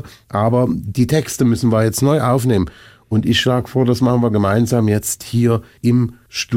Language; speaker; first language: German; native; German